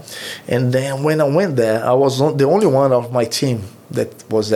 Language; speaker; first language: English; non-native, fluent; Portuguese